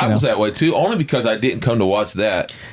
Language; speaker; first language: English; native; English